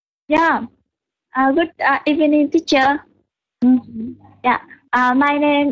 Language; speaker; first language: English; non-native, learner; Vietnamese